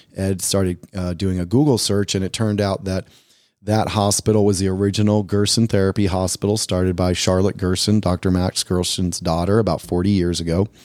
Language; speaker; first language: English; native; English